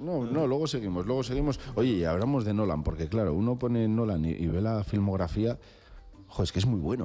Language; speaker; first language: Spanish; native; Spanish